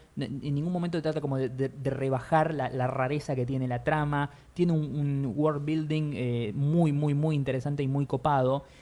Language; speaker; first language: Spanish; native; Spanish